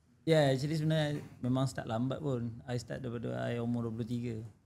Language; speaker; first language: Malay; native; Malay